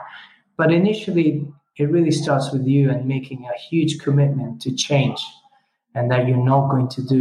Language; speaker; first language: English; non-native, fluent; Italian